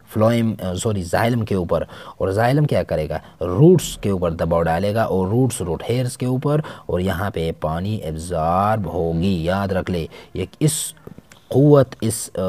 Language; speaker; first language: Urdu; non-native, local second language; Pashto